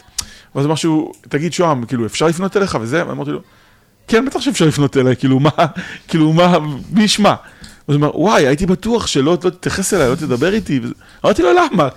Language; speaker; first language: Hebrew; native; Hebrew